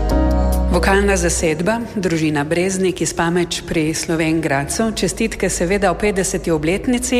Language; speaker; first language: Slovenian; native; Slovenian